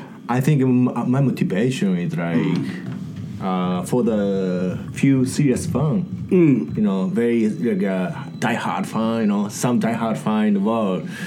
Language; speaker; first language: English; non-native, learner; Japanese